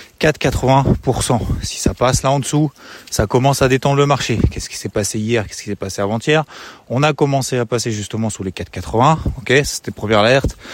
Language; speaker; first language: French; native; French